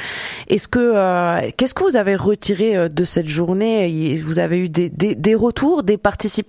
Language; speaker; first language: French; native; French